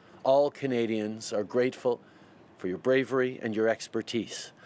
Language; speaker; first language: English; native; English